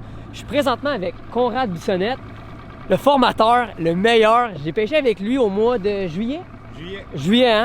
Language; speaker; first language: French; native; French